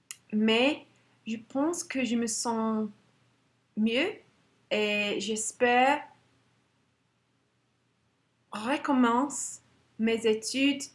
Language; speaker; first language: French; non-native, learner; English